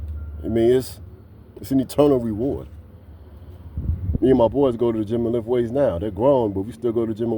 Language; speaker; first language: English; native; English